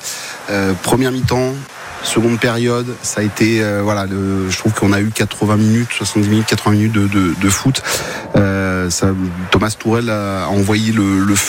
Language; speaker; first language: French; native; French